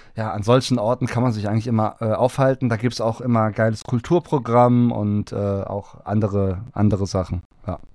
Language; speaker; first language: German; non-native, fluent; Spanish